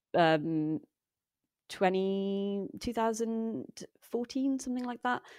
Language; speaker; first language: English; native; English